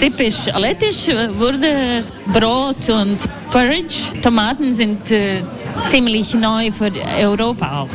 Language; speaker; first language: German; non-native, learner; Latvian